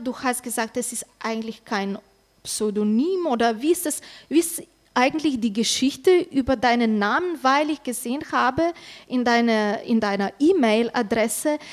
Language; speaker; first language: German; non-native, fluent; Slovenian